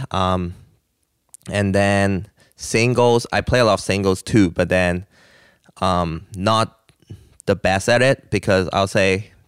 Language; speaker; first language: English; non-native, local second language; Cantonese